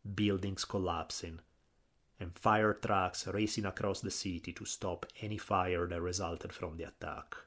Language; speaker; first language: English; non-native, fluent; Italian